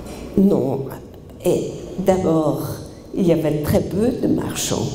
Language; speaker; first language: French; non-native, fluent; German